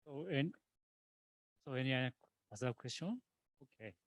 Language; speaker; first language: English; non-native, learner; Japanese